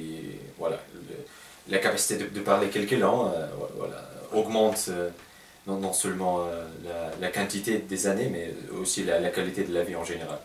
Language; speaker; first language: French; non-native, fluent; Russian